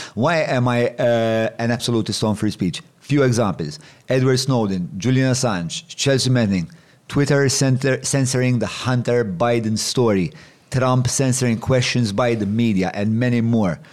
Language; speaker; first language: English; non-native, local second language; Maltese